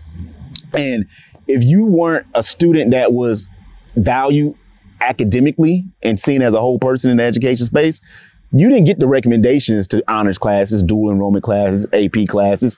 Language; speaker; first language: English; native; English